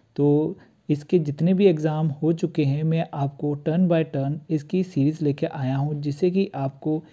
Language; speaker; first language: Hindi; non-native, local second language; Punjabi